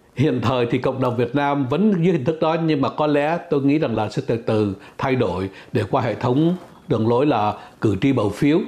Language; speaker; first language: Vietnamese; native; Vietnamese